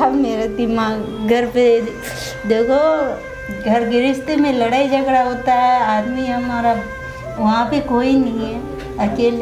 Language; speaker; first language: Hindi; early bilingual, other home language; Nepali